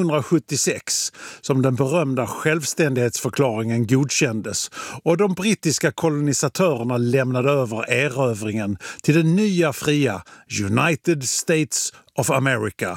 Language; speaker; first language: Swedish; native; Swedish